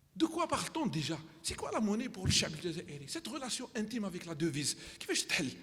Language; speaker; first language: French; non-native, local second language; Arabic